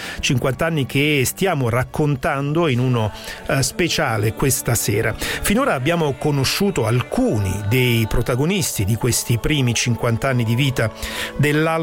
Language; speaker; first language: Italian; native; Italian